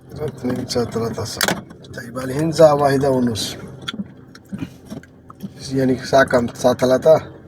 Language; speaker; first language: Arabic; non-native, learner; Hindi